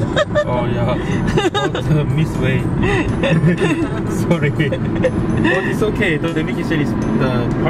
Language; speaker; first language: English; non-native, learner; Korean